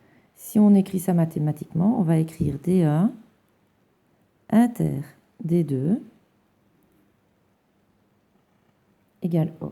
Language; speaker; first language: French; native; French